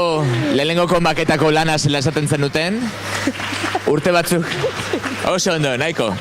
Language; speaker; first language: Basque; native; Basque